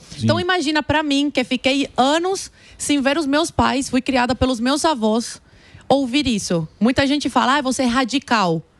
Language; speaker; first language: Portuguese; early bilingual, other home language; Spanish